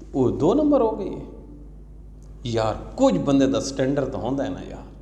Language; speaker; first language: Urdu; non-native, local second language; Saraiki